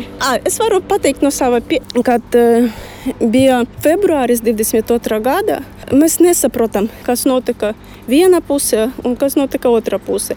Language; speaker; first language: Latvian; non-native, learner; Russian